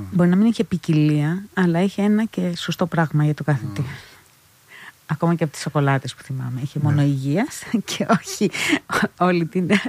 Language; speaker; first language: Greek; non-native, fluent; Albanian